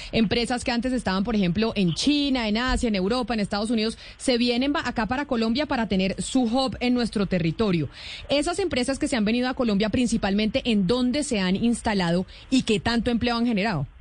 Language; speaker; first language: Spanish; native; Spanish